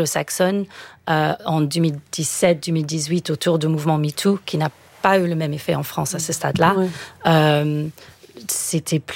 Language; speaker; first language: French; non-native, fluent; English